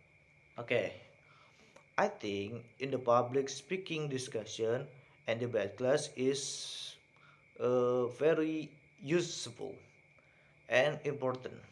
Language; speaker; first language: English; non-native, learner; Indonesian